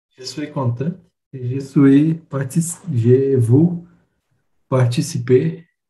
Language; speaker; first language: French; non-native, learner; Portuguese